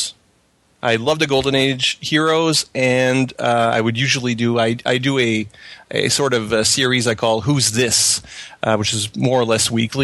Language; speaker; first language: English; non-native, fluent; French